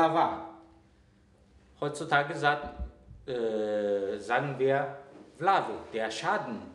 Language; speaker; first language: German; non-native, fluent; Greek